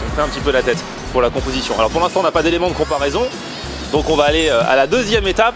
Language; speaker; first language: French; native; French